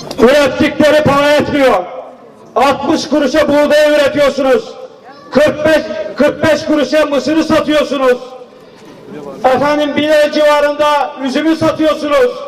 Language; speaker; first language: Turkish; native; Turkish